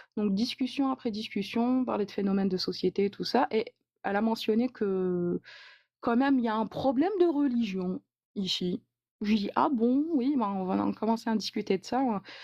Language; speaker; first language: French; non-native, local second language; Arabic